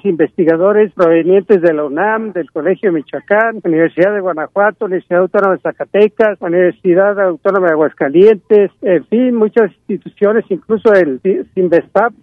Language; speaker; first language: Spanish; native; Spanish